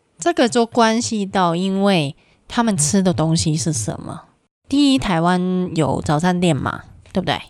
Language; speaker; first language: Chinese; non-native, local second language; Cantonese